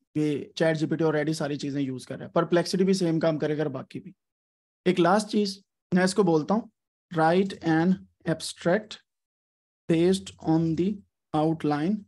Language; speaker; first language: Urdu; native; Urdu